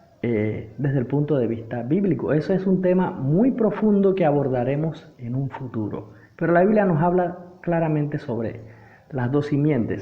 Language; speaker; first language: Spanish; native; Spanish